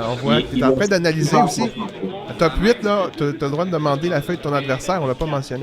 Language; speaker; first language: French; native; French